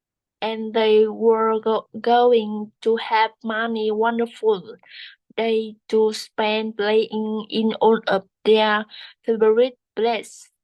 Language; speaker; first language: English; non-native, learner; Vietnamese